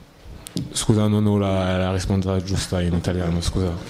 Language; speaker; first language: Italian; non-native, learner; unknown